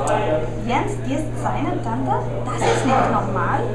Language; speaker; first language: German; non-native, learner; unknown